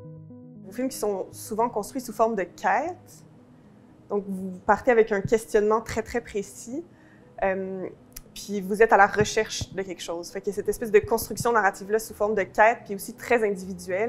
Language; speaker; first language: French; native; French